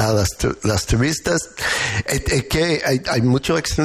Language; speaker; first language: Spanish; non-native, fluent; English